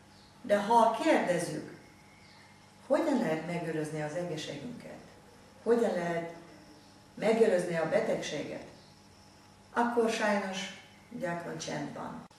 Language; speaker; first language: Hungarian; non-native, fluent; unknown